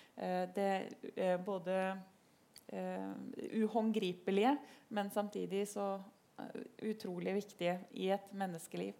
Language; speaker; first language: Norwegian; native; Norwegian